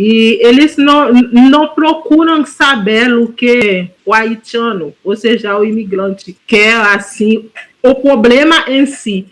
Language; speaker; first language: Portuguese; non-native, fluent; Haitian Creole